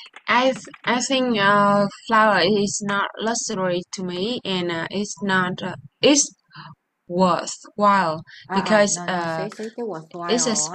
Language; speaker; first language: English; non-native, learner; Vietnamese